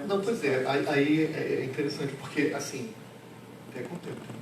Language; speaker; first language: Portuguese; native; Portuguese